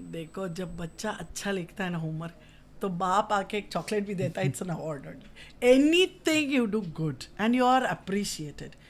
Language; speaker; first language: Hindi; non-native, local second language; Kannada